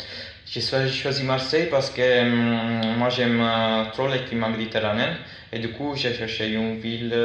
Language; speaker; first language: French; non-native, fluent; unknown